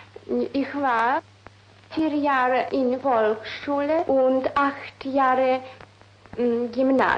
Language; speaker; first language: German; non-native, learner; Ukrainian